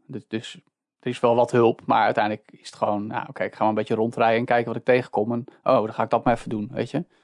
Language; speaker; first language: Dutch; native; Dutch